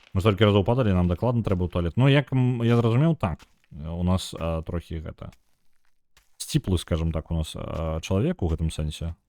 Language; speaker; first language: Belarusian; non-native, local second language; Russian